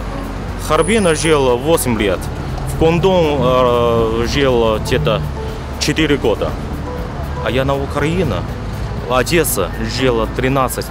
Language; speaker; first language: Russian; non-native, learner; Chinese